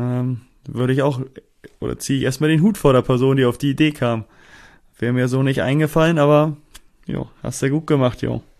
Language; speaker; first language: German; native; German